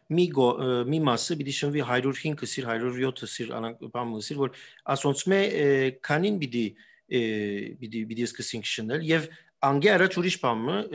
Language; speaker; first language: Armenian; early bilingual, heritage; Armenian